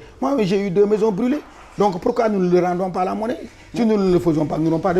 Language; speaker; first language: French; non-native, local second language; Wolof